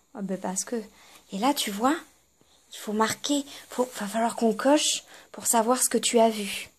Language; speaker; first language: French; native; French